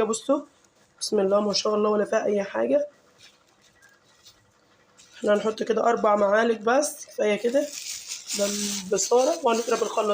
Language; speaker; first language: Arabic; native; Arabic